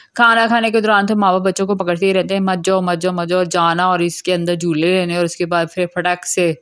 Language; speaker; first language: Urdu; non-native, local second language; Punjabi